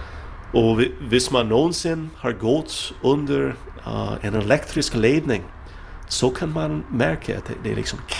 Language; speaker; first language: Swedish; non-native, fluent; English